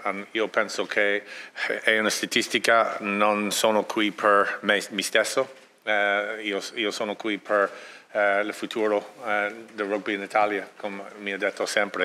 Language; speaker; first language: Italian; non-native, learner; English